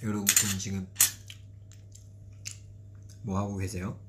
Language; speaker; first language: Korean; non-native, fluent; Chinese